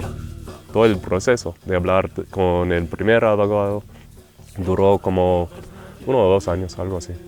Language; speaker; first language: Spanish; non-native, fluent; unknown